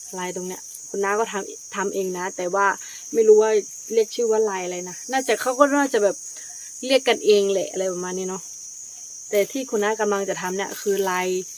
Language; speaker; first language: Thai; non-native, local second language; Karen languages